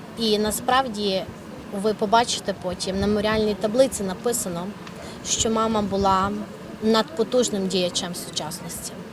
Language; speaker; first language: Ukrainian; native; Ukrainian